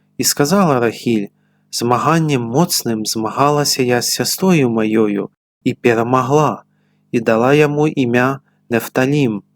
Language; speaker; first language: Belarusian; native; Belarusian